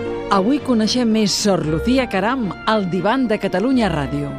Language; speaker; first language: Catalan; native; Catalan